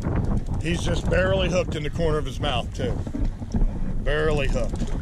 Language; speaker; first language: English; native; English